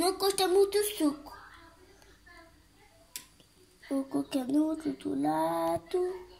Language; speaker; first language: Portuguese; non-native, learner; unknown